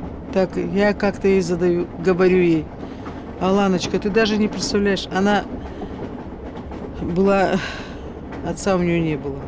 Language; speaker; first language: Russian; native; Russian